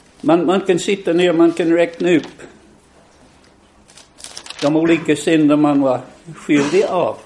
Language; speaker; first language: Swedish; non-native, fluent; English